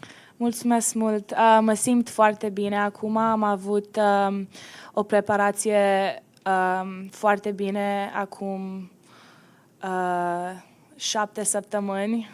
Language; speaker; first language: Romanian; early bilingual, heritage; Romanian